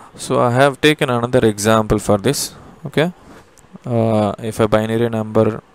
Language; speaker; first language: English; non-native, local second language; Telugu